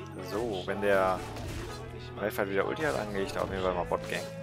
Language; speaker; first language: German; native; German